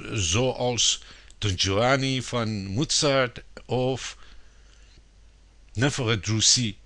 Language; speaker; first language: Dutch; non-native, fluent; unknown